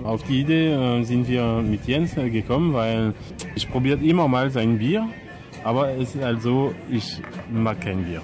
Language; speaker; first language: German; non-native, fluent; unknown